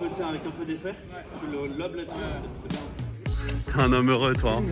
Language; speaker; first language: French; native; French